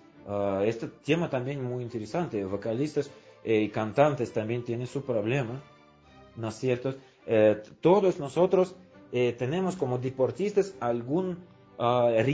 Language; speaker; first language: Spanish; non-native, fluent; Russian